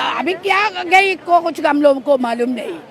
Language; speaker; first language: Hindi; non-native, local second language; Malayalam